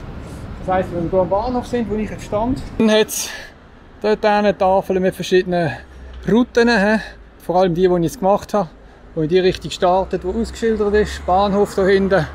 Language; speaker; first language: German; native; German